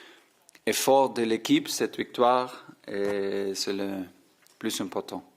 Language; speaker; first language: French; non-native, fluent; German